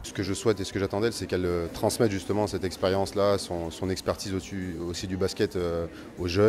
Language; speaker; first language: French; native; French